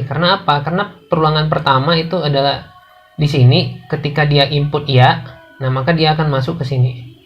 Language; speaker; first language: Indonesian; native; Indonesian